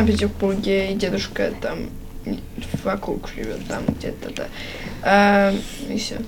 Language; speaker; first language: Russian; early bilingual, heritage; Russian